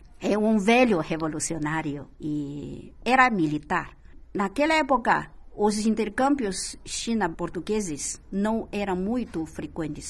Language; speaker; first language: Portuguese; non-native, fluent; Chinese